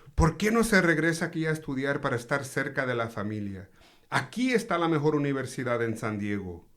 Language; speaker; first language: Spanish; early bilingual, heritage; Spanish